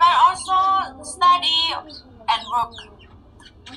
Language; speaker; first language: English; non-native, learner; Thai